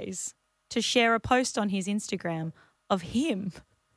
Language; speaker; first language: English; native; English